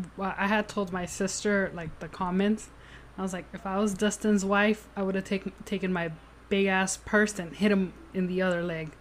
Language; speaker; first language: English; native; English